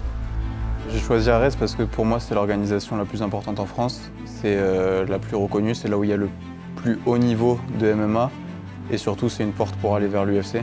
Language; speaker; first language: French; native; French